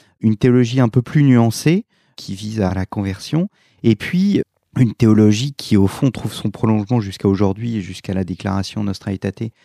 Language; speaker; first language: French; native; French